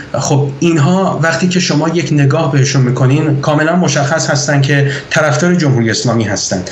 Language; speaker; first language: Persian; native; Persian